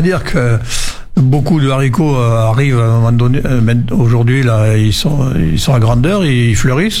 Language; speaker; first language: French; native; French